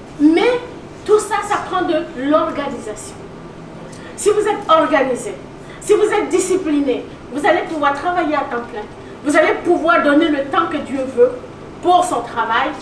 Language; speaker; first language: French; native; French